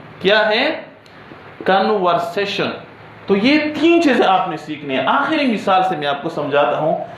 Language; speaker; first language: Urdu; non-native, local second language; Pashto